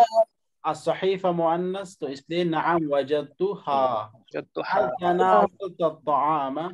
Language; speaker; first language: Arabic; non-native, fluent; Urdu